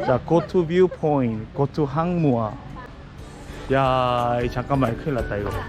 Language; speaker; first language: Korean; native; Korean